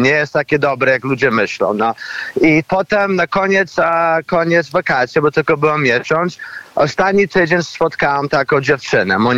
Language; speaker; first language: Polish; early bilingual, heritage; Polish